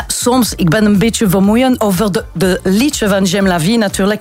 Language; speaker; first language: Dutch; non-native, local second language; French